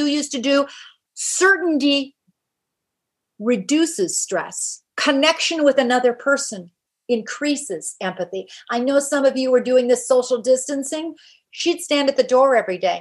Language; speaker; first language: English; native; English